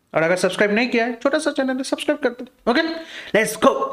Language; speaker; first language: Hindi; non-native, local second language; Bangla